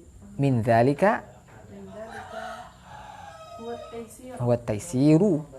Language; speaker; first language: Arabic; non-native, fluent; Indonesian